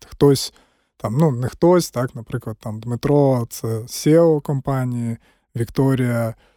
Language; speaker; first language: Ukrainian; non-native, local second language; Russian